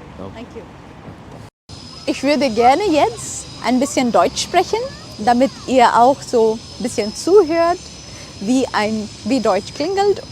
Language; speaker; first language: German; non-native, fluent; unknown